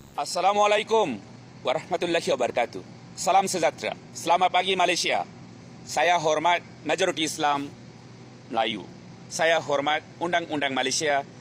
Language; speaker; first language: Malay; non-native, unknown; Bangla